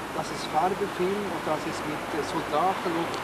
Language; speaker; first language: German; non-native, learner; Swedish